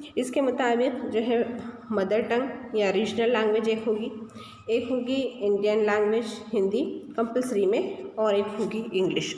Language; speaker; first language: Urdu; native; Urdu